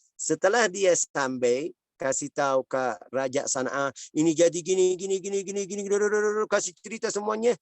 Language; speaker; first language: Indonesian; non-native, learner; Arabic